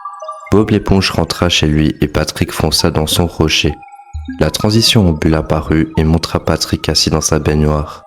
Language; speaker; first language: French; native; French